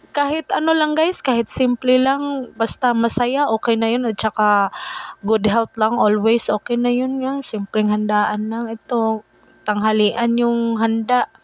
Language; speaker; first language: Filipino; non-native, local second language; Cebuano